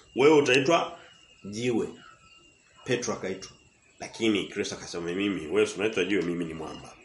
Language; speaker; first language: Swahili; native; Swahili